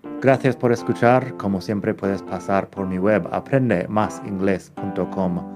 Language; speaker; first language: Spanish; non-native, fluent; English